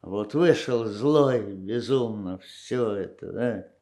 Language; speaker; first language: Russian; non-native, local second language; Ukrainian